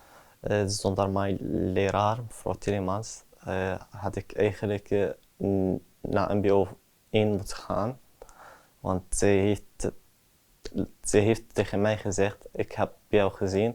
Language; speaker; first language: Dutch; early bilingual, other home language; Arabic